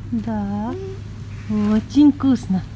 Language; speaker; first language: Russian; non-native, local second language; Kazakh